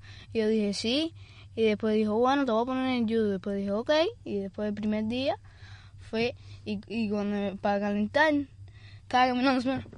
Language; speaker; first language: Spanish; early bilingual, other home language; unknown